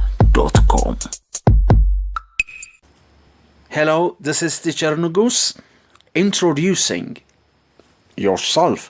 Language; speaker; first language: English; non-native, fluent; Amharic